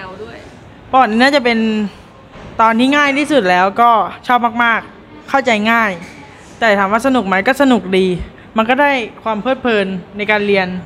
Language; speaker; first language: Thai; native; Thai